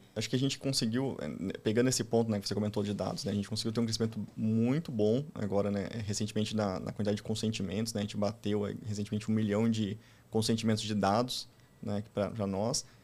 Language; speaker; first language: Portuguese; native; Portuguese